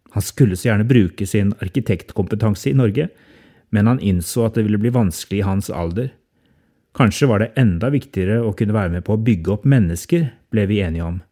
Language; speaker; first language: Norwegian; native; Norwegian